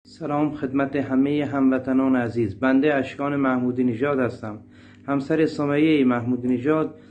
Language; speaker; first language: Persian; non-native, local second language; Baluchi